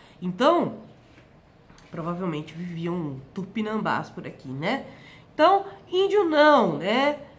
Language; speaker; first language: Portuguese; native; Portuguese